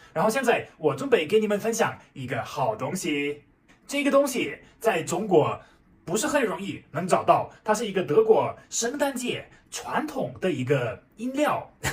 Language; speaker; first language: Chinese; non-native, fluent; German